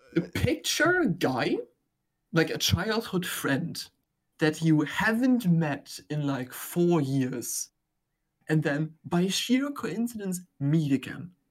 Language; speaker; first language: English; non-native, fluent; German